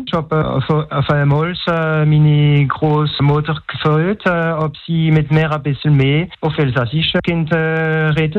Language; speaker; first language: German; non-native, local second language; French